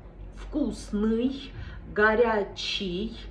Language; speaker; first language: Russian; non-native, fluent; Armenian